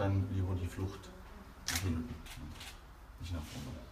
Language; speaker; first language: German; native; German